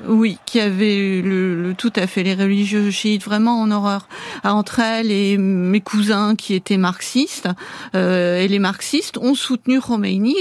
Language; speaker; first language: French; early bilingual, other home language; Armenian